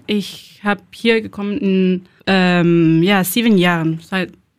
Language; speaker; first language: German; non-native, learner; Spanish